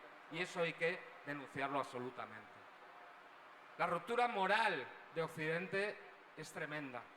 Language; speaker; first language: Spanish; native; Spanish